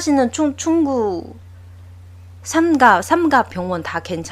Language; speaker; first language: Korean; non-native, learner; Chinese